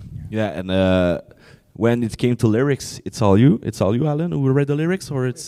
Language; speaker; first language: English; non-native, fluent; French